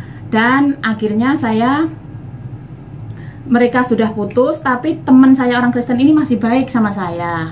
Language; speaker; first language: Indonesian; non-native, local second language; Javanese